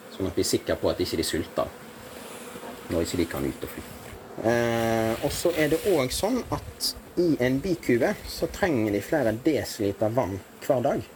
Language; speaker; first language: Norwegian; native; Norwegian